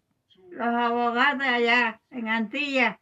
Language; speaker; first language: Spanish; native; Spanish